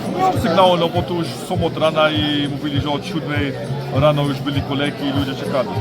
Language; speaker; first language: Polish; early bilingual, heritage; Polish